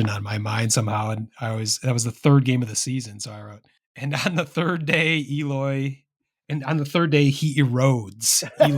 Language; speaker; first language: English; native; English